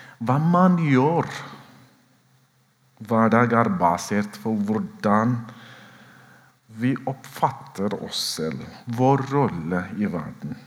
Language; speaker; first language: Norwegian; non-native, fluent; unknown